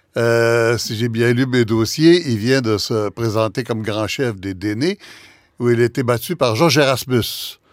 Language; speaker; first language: French; native; French